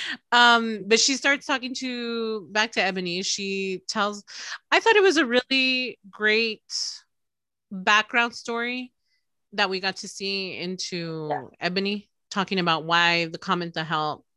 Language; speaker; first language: English; early bilingual, other home language; Spanish